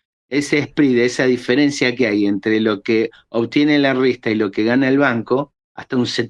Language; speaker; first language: Spanish; native; Spanish